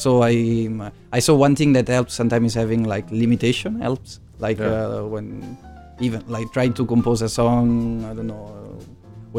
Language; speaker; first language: English; non-native, fluent; Italian